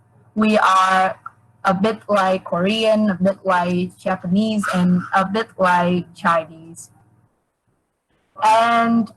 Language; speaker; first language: English; non-native, fluent; Vietnamese